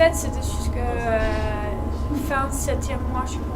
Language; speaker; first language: French; non-native, learner; Danish